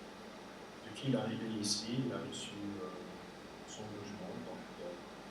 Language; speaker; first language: French; non-native, fluent; Arabic